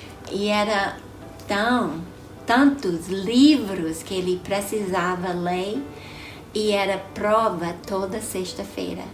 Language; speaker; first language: Portuguese; non-native, fluent; English